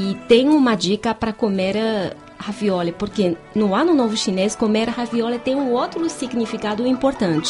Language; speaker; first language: Portuguese; non-native, fluent; Chinese